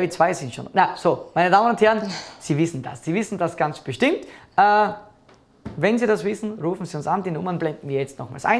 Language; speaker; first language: German; native; German